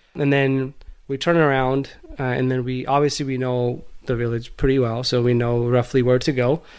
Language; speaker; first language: English; non-native, local second language; Gujarati